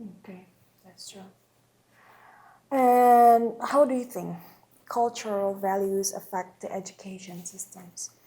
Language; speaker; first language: English; non-native, local second language; Indonesian